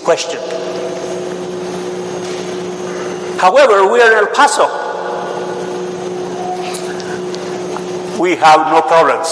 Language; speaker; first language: English; non-native, fluent; Spanish